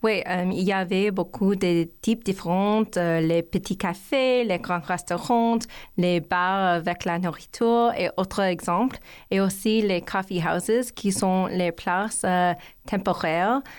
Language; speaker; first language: French; non-native, learner; English